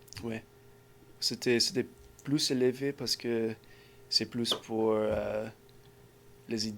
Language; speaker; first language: French; non-native, learner; English